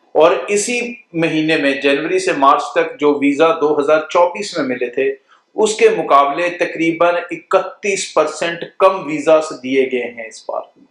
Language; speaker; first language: Hindi; non-native, local second language; Punjabi